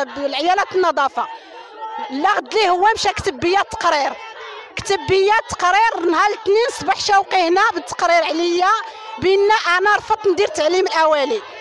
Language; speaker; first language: Arabic; native; Arabic